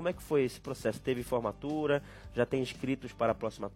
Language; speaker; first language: Portuguese; native; Portuguese